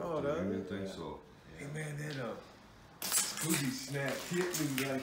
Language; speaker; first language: English; native; English